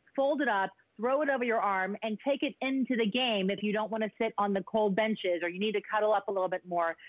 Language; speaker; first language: English; native; English